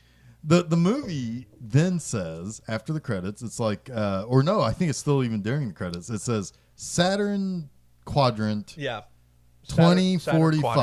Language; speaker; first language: English; native; English